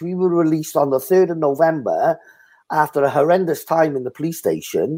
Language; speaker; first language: English; native; English